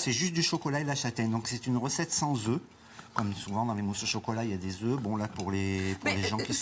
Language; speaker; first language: French; native; French